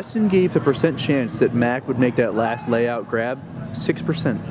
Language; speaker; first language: English; native; English